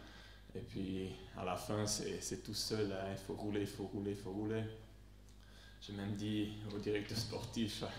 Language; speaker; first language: French; non-native, local second language; Swiss German